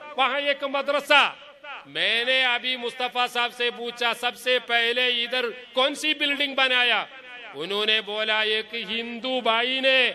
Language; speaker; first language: Hindi; non-native, local second language; Malayalam